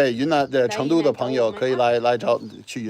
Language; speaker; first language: Chinese; non-native, fluent; English